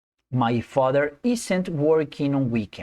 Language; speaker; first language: English; non-native, fluent; Spanish